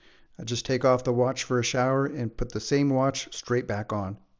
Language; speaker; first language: English; native; English